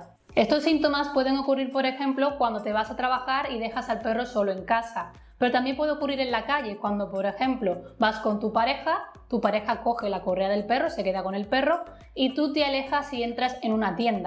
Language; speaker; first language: Spanish; native; Spanish